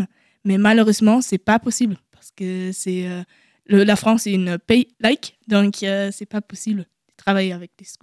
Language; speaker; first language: French; non-native, learner; German